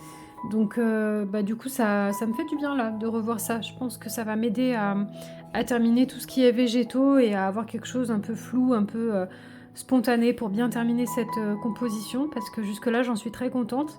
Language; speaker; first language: French; native; French